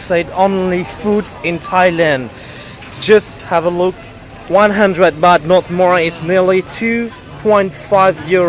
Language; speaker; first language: English; non-native, learner; French